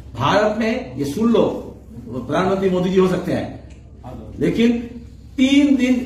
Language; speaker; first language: Hindi; non-native, local second language; Bangla